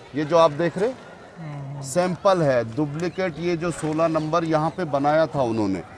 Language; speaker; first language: Hindi; non-native, local second language; Marathi